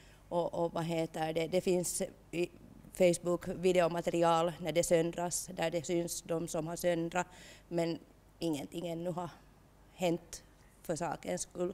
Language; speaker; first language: Swedish; non-native, local second language; Finnish